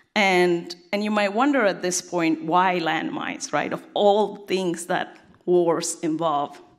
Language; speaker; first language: English; non-native, fluent; Tigrinya